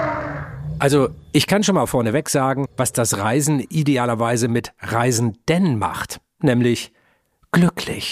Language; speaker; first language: German; native; German